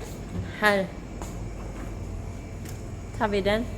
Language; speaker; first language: Swedish; non-native, learner; Filipino